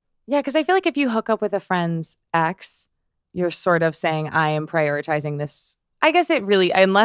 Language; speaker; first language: English; native; English